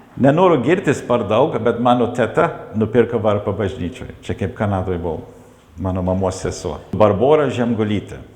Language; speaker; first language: Lithuanian; early bilingual, heritage; Lithuanian